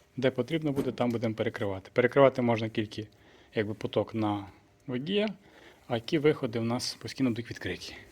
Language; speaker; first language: Ukrainian; native; Ukrainian